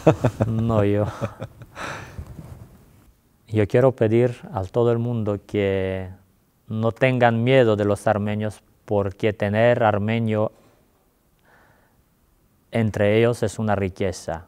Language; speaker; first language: Spanish; non-native, fluent; Armenian